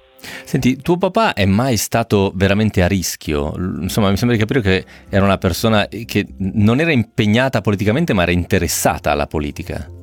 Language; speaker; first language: Italian; native; Italian